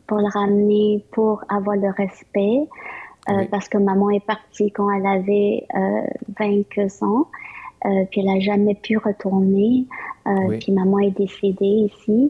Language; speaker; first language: French; early bilingual, other home language; Vietnamese